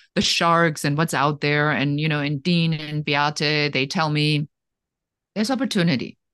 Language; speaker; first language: English; non-native, fluent; German